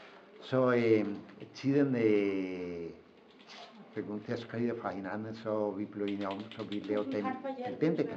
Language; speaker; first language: Danish; non-native, fluent; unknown